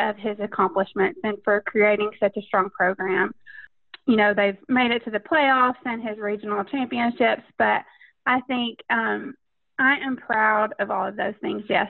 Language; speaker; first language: English; native; English